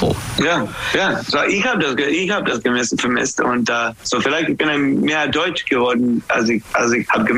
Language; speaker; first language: German; non-native, learner; English